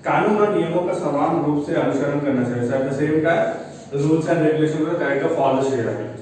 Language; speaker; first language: Hindi; non-native, local second language; Telugu